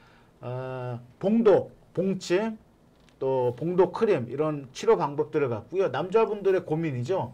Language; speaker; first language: Korean; native; Korean